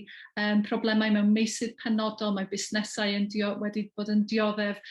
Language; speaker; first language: Welsh; native; Welsh